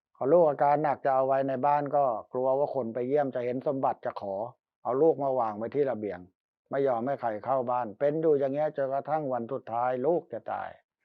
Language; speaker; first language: Thai; native; Thai